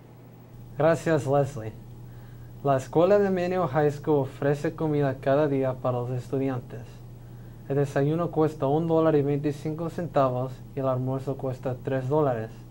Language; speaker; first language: Spanish; non-native, learner; English